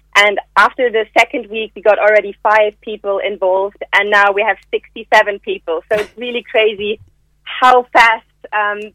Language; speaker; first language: English; non-native, fluent; German